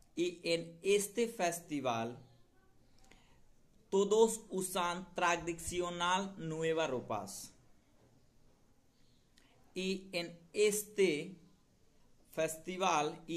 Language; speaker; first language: Spanish; non-native, learner; Hindi